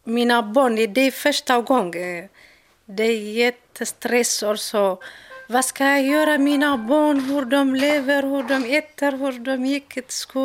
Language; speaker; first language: Swedish; non-native, learner; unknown